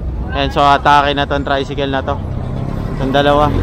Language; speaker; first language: Filipino; native; Filipino